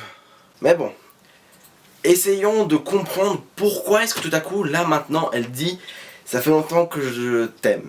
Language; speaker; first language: French; native; French